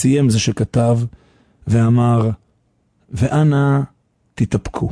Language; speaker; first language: Hebrew; native; Hebrew